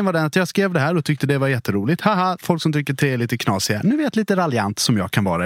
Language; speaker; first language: Swedish; native; Swedish